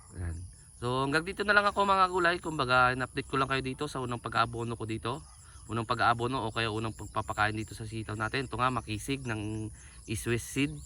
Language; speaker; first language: Filipino; non-native, local second language; Cebuano